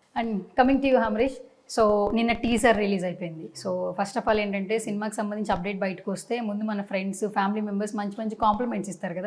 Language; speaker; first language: Telugu; native; Telugu